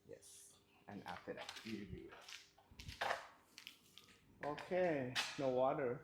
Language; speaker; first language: English; non-native, learner; Thai